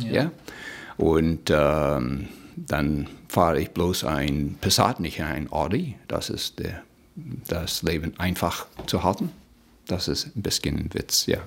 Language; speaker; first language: German; early bilingual, heritage; Plautdietsch